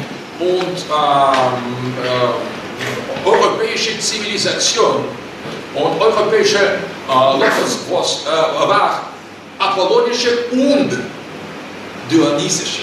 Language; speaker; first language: German; non-native, learner; Russian